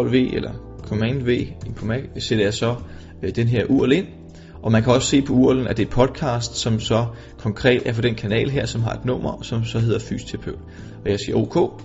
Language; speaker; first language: Danish; native; Danish